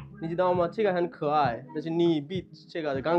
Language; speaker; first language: Chinese; non-native, learner; Bangla